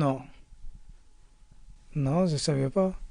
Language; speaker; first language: French; non-native, learner; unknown